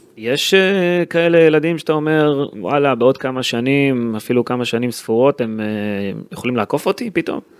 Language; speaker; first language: Hebrew; native; Hebrew